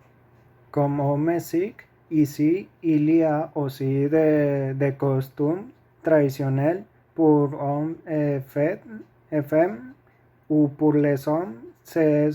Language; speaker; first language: French; non-native, learner; Spanish